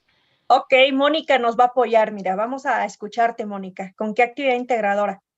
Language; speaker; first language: Spanish; native; Spanish